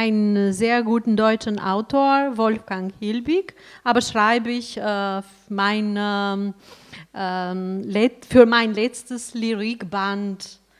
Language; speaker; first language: German; non-native, fluent; Albanian